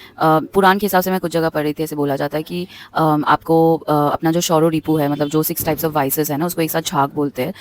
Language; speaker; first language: Hindi; non-native, local second language; Bangla